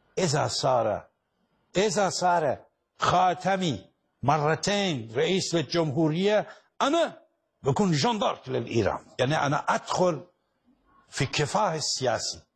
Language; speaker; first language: Arabic; non-native, fluent; Persian